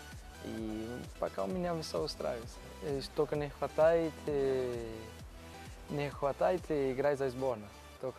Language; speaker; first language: Russian; non-native, learner; Portuguese